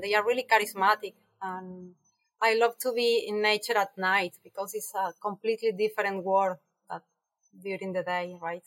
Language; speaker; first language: English; non-native, fluent; Spanish